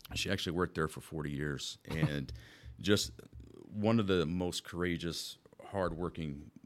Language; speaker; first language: English; native; English